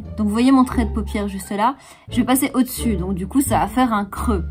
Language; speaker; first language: French; native; French